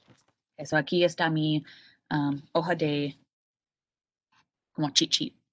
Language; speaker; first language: Spanish; non-native, learner; English